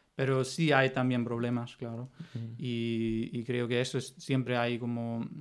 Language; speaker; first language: Spanish; non-native, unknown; German